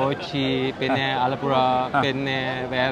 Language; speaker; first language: Malayalam; non-native, learner; Chinese